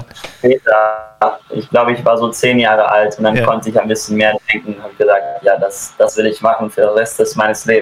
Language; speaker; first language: German; early bilingual, heritage; German